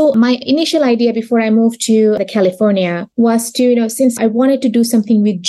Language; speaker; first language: English; non-native, local second language; Bangla